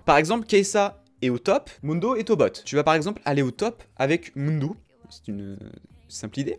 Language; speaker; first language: French; native; French